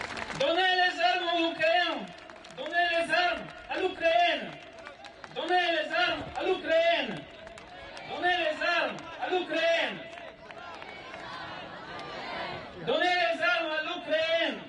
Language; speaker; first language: French; non-native, learner; Polish